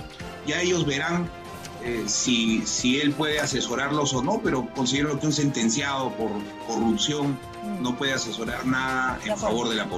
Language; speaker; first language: Spanish; native; Spanish